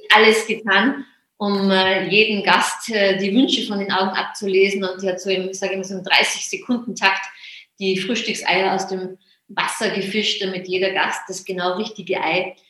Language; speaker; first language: German; native; German